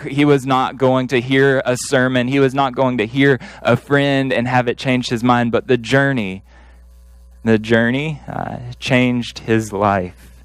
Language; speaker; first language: English; native; English